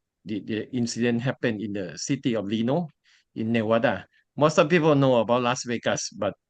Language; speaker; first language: English; non-native, learner; Thai